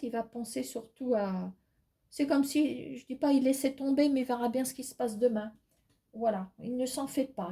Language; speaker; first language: French; native; French